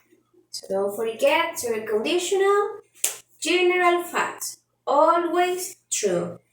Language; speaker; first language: English; non-native, learner; Spanish